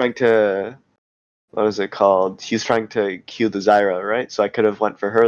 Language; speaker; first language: English; native; English